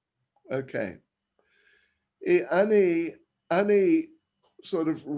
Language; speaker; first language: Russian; non-native, learner; English